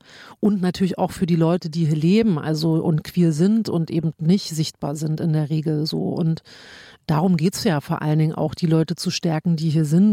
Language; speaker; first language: German; native; German